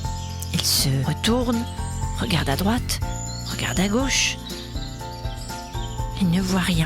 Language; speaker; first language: French; native; French